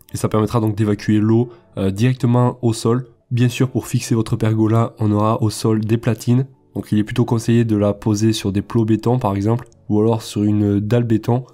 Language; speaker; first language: French; native; French